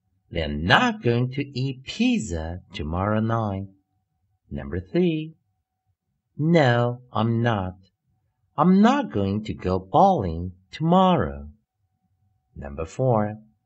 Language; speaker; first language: English; non-native, fluent; Chinese